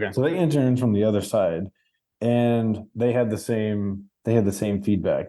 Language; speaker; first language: English; native; English